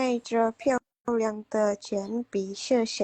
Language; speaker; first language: Chinese; non-native, learner; Indonesian